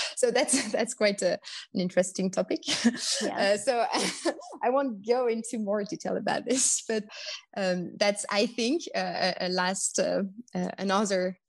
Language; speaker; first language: English; non-native, fluent; French